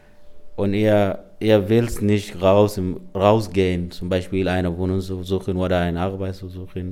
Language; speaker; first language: German; non-native, learner; Arabic